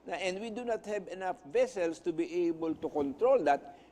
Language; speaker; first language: English; non-native, local second language; Filipino